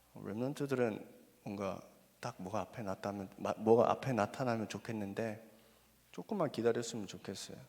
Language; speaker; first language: Korean; non-native, fluent; Spanish